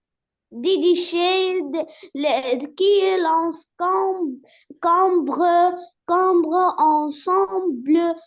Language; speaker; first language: French; non-native, learner; Arabic